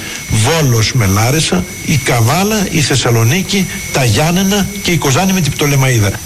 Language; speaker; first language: Greek; native; Greek